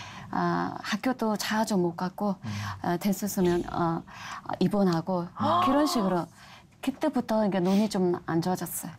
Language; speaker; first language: Korean; non-native, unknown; Mongolian